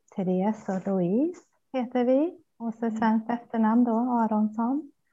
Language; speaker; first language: Swedish; early bilingual, other home language; Spanish